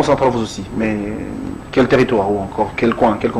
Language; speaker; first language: French; non-native, local second language; Lingala